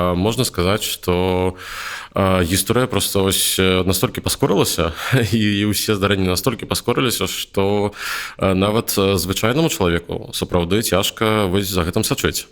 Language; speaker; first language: Belarusian; non-native, local second language; Russian